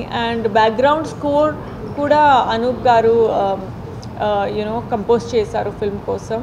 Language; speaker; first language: Telugu; non-native, fluent; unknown